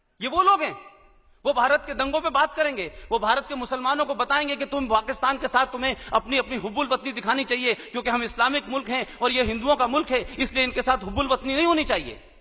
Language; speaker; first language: Hindi; native; Hindi